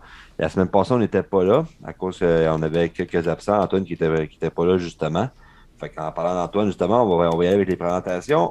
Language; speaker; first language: French; native; French